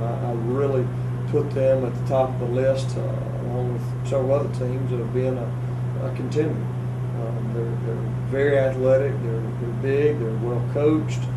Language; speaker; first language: English; native; English